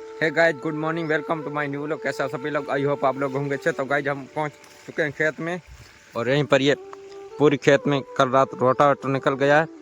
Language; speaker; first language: Hindi; non-native, local second language; Marwari